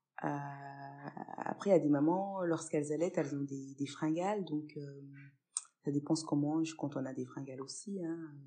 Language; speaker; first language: French; early bilingual, other home language; Fula